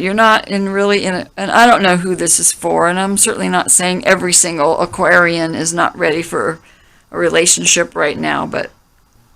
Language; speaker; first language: English; native; English